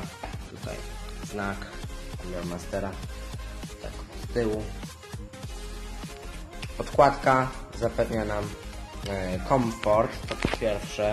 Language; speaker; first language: Polish; native; Polish